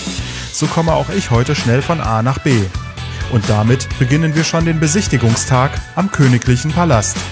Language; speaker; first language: German; native; German